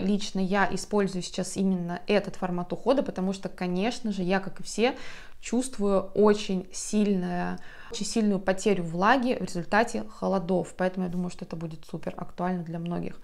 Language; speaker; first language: Russian; native; Russian